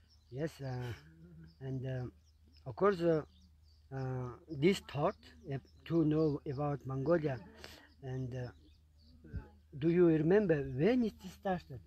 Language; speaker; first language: English; non-native, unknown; Mongolian